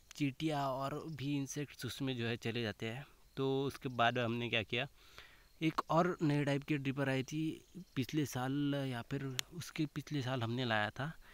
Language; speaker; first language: Hindi; non-native, local second language; Marathi